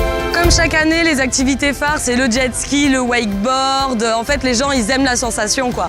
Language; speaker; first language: French; native; French